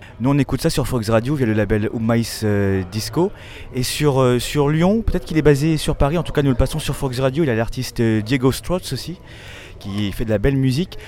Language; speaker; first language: French; native; French